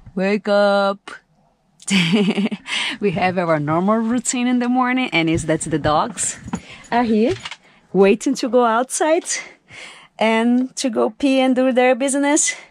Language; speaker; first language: English; non-native, fluent; Portuguese